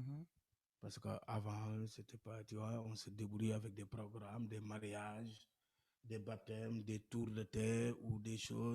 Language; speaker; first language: French; non-native, local second language; Wolof